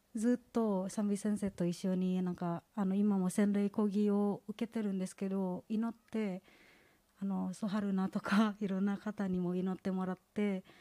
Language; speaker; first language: Japanese; non-native, fluent; Indonesian